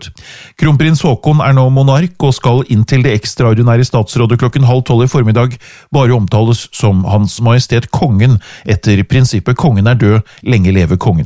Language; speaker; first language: Norwegian; native; Norwegian